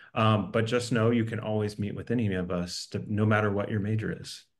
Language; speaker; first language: English; native; English